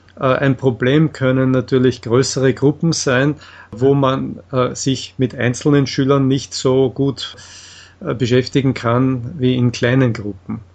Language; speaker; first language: German; native; German